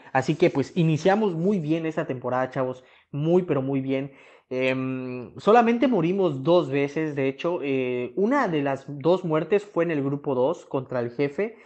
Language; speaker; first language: Spanish; native; Spanish